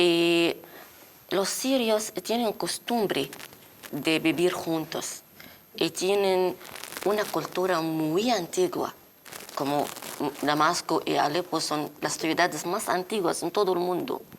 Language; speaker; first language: Spanish; non-native, learner; Arabic